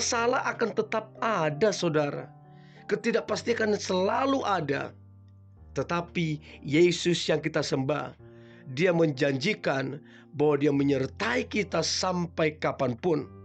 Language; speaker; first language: Indonesian; native; Indonesian